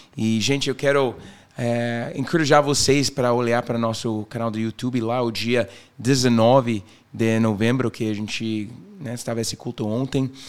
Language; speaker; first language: Portuguese; non-native, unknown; English